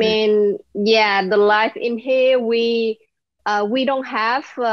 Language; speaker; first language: English; non-native, learner; Vietnamese